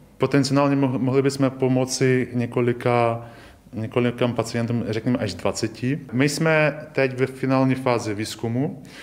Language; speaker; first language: Czech; non-native, fluent; Ukrainian